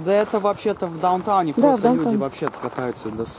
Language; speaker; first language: Russian; native; Russian